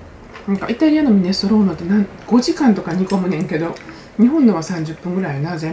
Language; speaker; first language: Italian; non-native, learner; Japanese